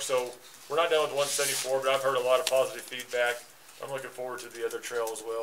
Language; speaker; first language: English; native; English